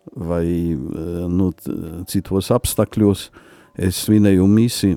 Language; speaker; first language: Latvian; non-native, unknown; Polish